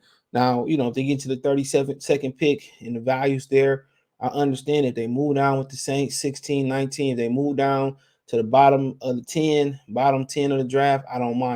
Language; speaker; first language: English; native; English